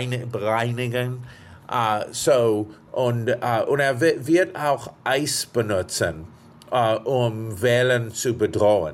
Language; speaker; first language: German; non-native, fluent; English